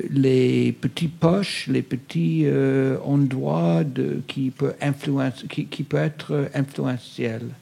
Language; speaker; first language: French; non-native, fluent; English